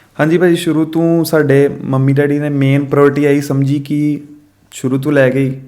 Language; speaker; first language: Punjabi; early bilingual, heritage; Punjabi